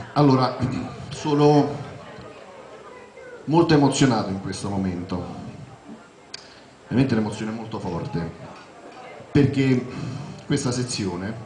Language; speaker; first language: Italian; native; Italian